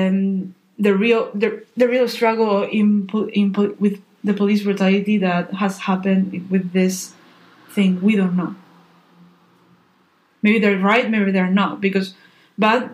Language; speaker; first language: English; non-native, fluent; Spanish